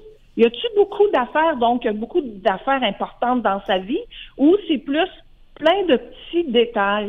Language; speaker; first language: French; native; French